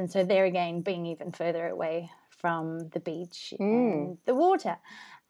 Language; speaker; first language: English; native; English